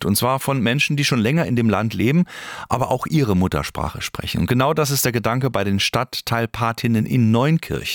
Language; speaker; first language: German; native; German